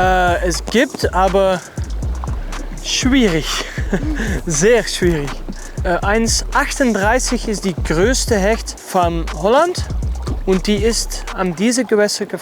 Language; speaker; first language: German; non-native, learner; Dutch